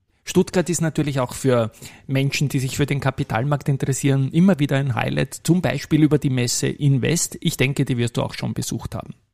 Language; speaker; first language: German; native; German